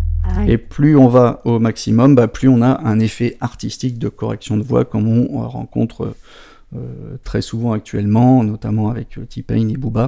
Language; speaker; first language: French; native; French